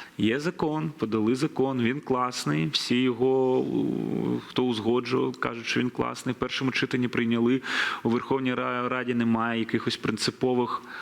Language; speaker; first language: Ukrainian; native; Ukrainian